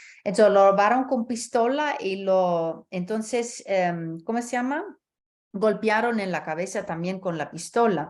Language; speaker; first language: Spanish; early bilingual, heritage; Spanish